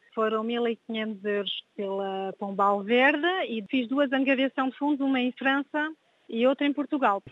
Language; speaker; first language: Portuguese; early bilingual, heritage; French